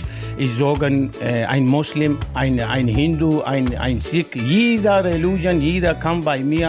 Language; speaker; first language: German; non-native, learner; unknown